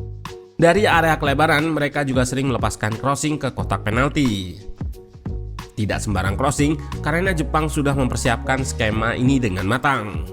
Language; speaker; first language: Indonesian; native; Indonesian